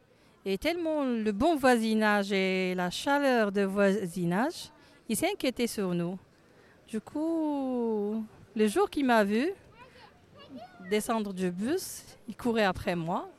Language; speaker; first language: French; non-native, fluent; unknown